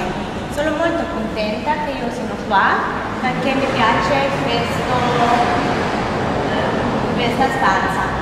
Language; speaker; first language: Italian; non-native, learner; German